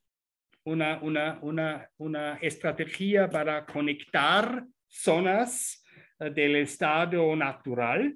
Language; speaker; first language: Spanish; non-native, fluent; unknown